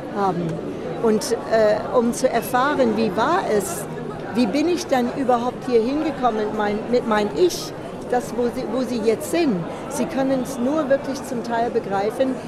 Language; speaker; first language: German; non-native, fluent; English